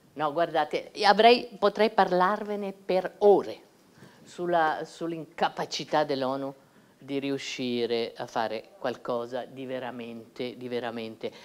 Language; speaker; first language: Italian; native; Italian